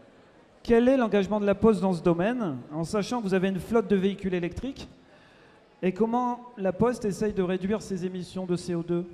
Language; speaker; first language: French; native; French